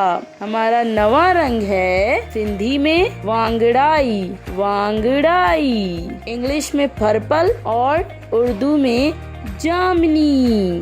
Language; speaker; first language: Hindi; non-native, local second language; Sindhi